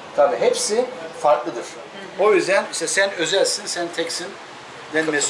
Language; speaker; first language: Turkish; native; Turkish